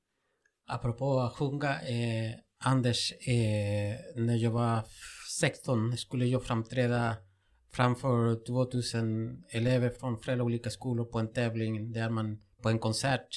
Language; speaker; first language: Swedish; non-native, fluent; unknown